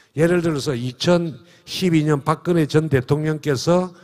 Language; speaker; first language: Korean; native; Korean